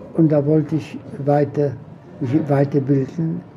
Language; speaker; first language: German; non-native, fluent; Polish